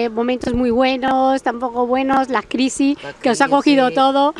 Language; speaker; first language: Spanish; native; Spanish